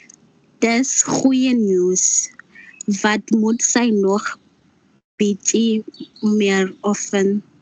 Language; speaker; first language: Dutch; non-native, learner; Afrikaans